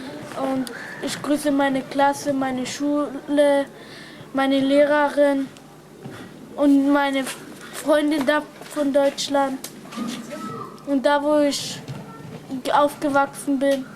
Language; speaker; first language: German; early bilingual, other home language; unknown